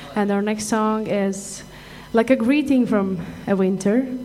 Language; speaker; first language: English; non-native, fluent; Latvian